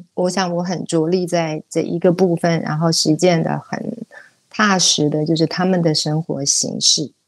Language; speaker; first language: Chinese; native; Chinese